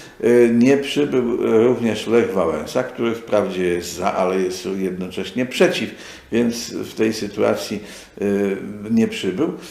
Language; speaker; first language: Polish; native; Polish